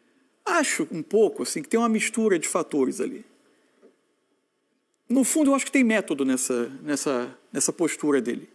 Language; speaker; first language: Portuguese; native; Portuguese